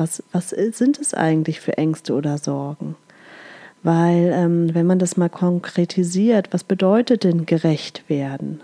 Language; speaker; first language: German; native; German